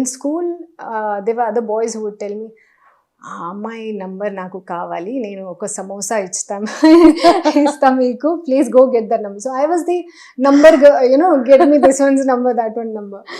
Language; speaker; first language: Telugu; non-native, local second language; Hindi